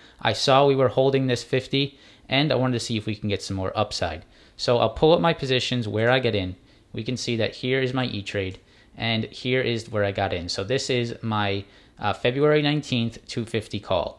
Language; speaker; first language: English; native; English